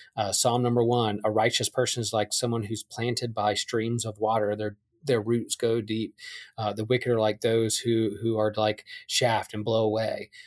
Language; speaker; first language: English; native; English